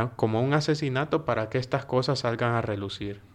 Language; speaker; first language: Spanish; native; Spanish